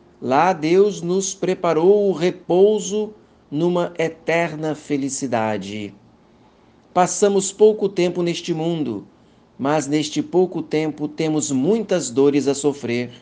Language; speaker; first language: Portuguese; native; Portuguese